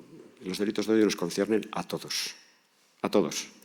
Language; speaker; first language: Spanish; native; Spanish